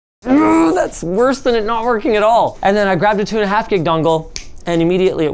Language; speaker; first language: English; native; English